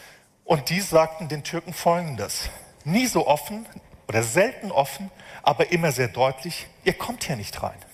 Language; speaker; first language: German; native; German